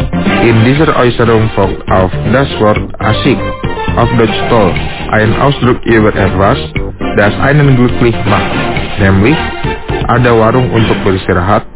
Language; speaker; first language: German; non-native, fluent; Indonesian